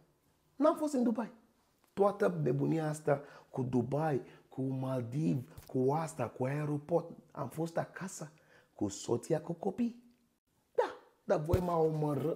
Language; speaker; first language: Romanian; non-native, fluent; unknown